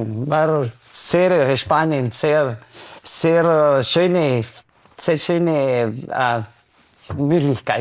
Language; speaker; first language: German; non-native, fluent; Spanish